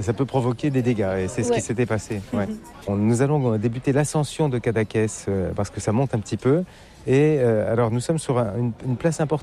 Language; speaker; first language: French; native; French